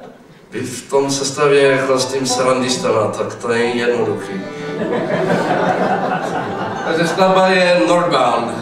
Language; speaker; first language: Czech; non-native, learner; English